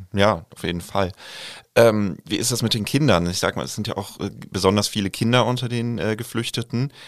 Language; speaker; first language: German; native; German